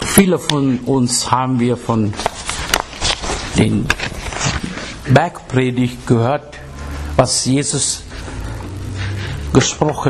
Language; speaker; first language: German; non-native, learner; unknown